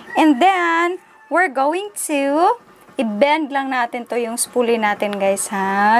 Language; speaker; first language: English; non-native, local second language; Filipino